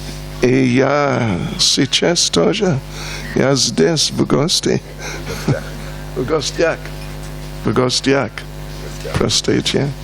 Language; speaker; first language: Russian; non-native, learner; English